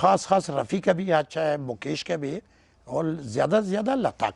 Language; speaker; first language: Hindi; non-native, learner; Persian